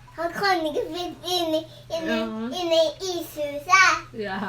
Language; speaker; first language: Norwegian; early bilingual, other home language; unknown